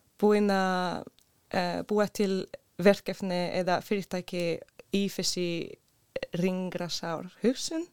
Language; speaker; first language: Icelandic; non-native, learner; Swedish